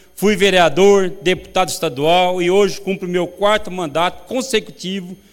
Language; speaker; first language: Portuguese; native; Portuguese